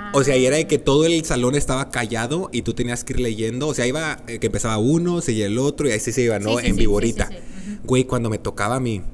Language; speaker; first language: Spanish; native; Spanish